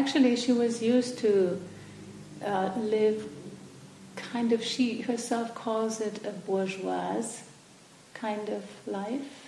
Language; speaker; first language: English; non-native, fluent; German